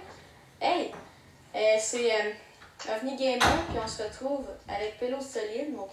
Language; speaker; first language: French; native; French